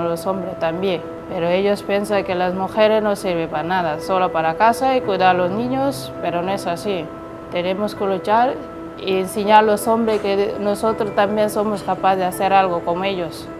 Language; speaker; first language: Spanish; non-native, learner; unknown